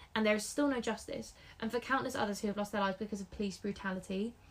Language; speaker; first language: English; native; English